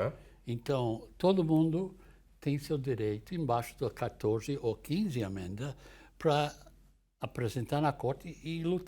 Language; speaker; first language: Portuguese; non-native, fluent; English